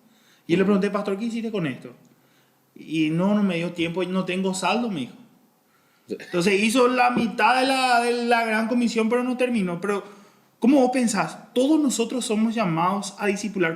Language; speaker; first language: Spanish; native; Spanish